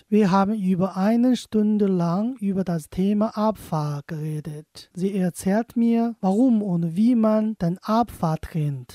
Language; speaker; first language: German; non-native, fluent; Chinese